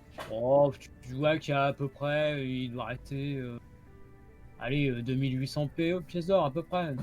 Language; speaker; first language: French; native; French